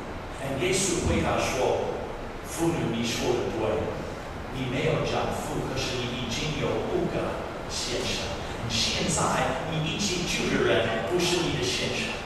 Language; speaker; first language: Chinese; non-native, fluent; English